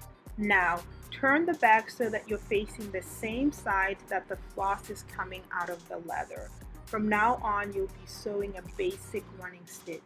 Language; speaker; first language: English; native; English